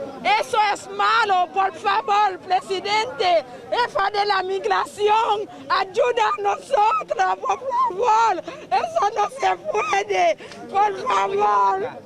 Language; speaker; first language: Spanish; non-native, learner; Haitian Creole